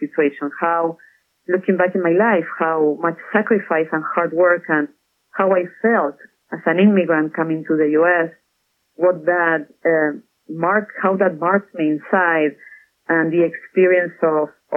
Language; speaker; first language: English; non-native, fluent; Spanish